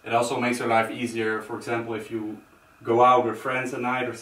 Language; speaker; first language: English; non-native, fluent; Dutch